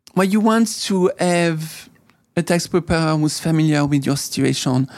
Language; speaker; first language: English; native; English